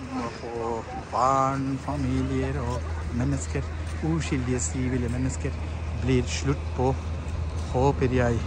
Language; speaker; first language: Norwegian; non-native, fluent; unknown